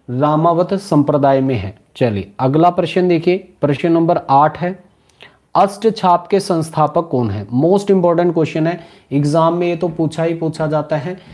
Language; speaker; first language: Hindi; native; Hindi